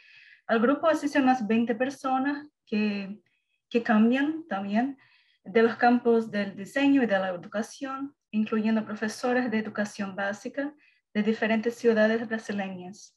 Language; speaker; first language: Spanish; non-native, learner; Portuguese